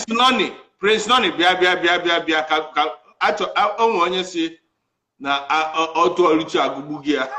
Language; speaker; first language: Igbo; native; Igbo